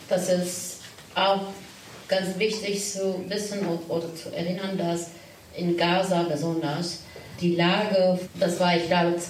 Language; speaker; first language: German; non-native, learner; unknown